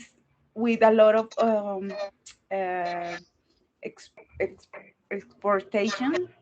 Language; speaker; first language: English; non-native, learner; Spanish